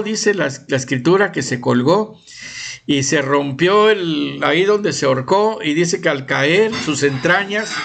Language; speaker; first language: Spanish; native; Spanish